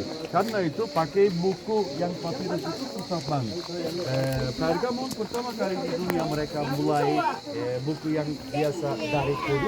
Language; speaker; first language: Indonesian; non-native, learner; Turkish